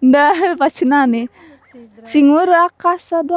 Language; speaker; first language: Romanian; non-native, learner; Indonesian